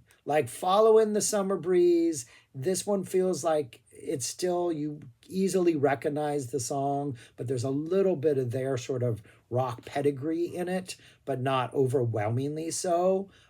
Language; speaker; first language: English; native; English